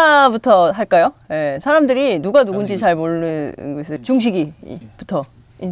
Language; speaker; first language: Korean; native; Korean